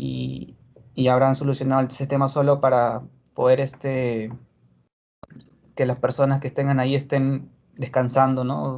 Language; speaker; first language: Spanish; native; Spanish